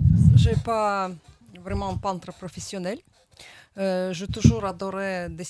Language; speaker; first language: French; non-native, learner; Russian